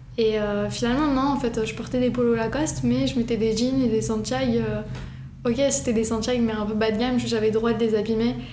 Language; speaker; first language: French; early bilingual, other home language; Arabic